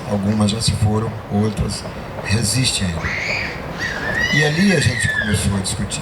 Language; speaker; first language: Portuguese; non-native, local second language; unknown